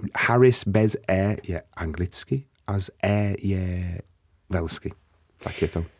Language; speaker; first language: Czech; non-native, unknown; English